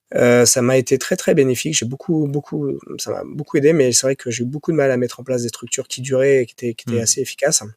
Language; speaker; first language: French; native; French